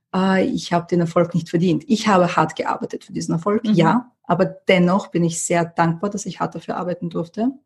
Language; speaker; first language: German; early bilingual, other home language; Russian